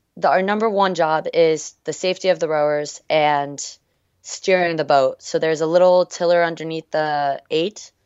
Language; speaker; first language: English; early bilingual, other home language; French